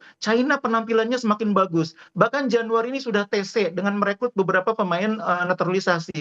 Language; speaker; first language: Indonesian; native; Indonesian